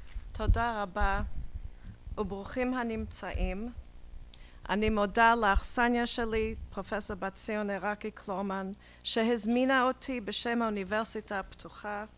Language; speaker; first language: Hebrew; early bilingual, heritage; English